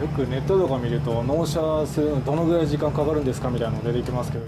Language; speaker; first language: Japanese; native; Japanese